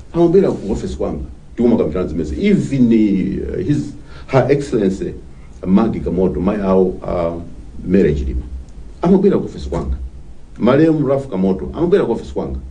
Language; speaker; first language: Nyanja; non-native, local second language; Tumbuka